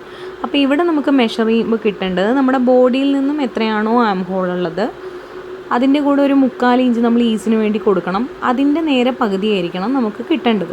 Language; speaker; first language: Malayalam; native; Malayalam